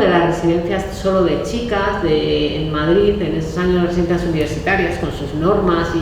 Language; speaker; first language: Spanish; native; Spanish